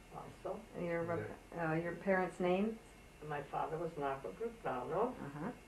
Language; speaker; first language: English; early bilingual, other home language; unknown